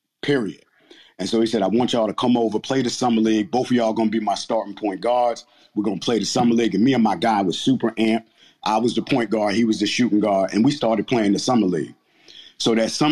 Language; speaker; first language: English; native; English